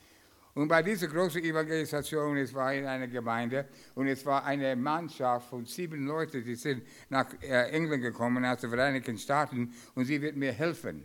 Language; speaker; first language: German; non-native, fluent; English